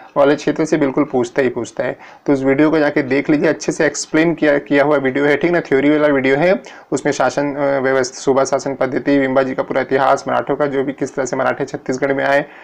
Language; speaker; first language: Hindi; native; Hindi